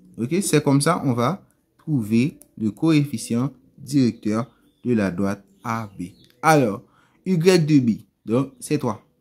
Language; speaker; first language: French; non-native, local second language; Haitian Creole